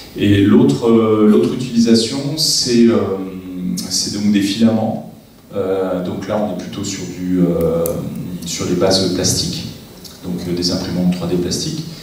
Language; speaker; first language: French; native; French